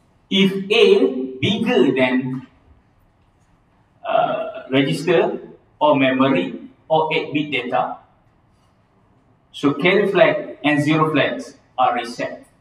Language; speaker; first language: English; non-native, local second language; Malay